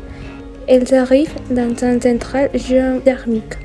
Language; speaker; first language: French; non-native, learner; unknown